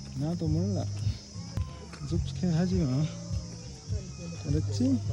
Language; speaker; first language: Korean; non-native, fluent; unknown